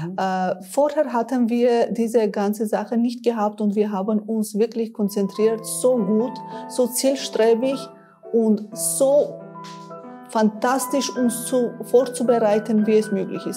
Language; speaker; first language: German; non-native, fluent; Armenian